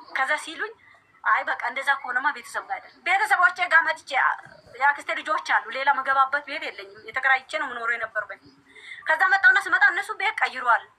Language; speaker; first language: Amharic; native; Amharic